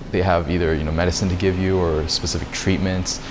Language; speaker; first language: English; native; English